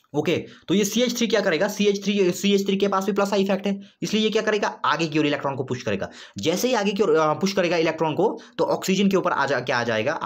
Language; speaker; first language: Hindi; native; Hindi